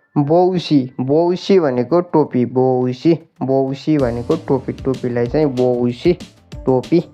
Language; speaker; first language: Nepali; native; Nepali